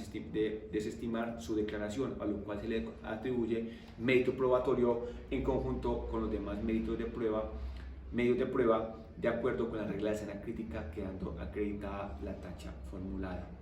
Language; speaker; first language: Spanish; native; Spanish